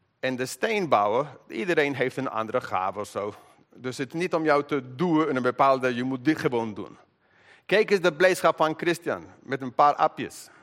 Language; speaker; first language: Dutch; non-native, fluent; English